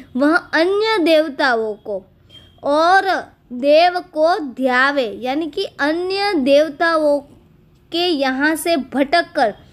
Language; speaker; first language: Hindi; non-native, local second language; Gujarati